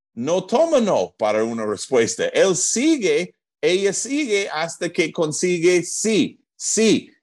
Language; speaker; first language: Spanish; non-native, fluent; English